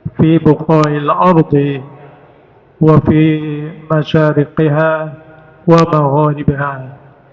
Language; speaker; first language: Arabic; non-native, fluent; Thai